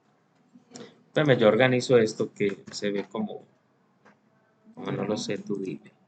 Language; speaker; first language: Spanish; native; Spanish